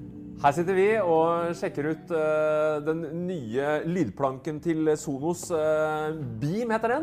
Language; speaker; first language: Norwegian; native; Norwegian